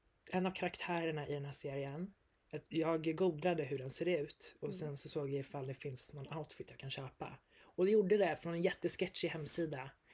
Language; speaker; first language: Swedish; native; Swedish